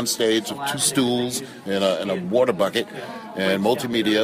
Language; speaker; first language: English; native; English